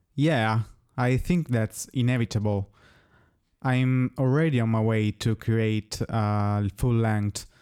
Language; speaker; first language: English; non-native, fluent; Italian